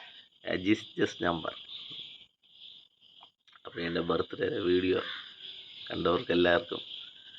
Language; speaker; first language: Malayalam; native; Malayalam